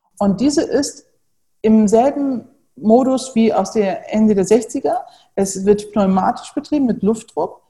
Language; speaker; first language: German; early bilingual, other home language; Turkish